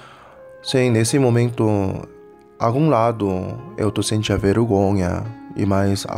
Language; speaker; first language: Portuguese; non-native, fluent; Korean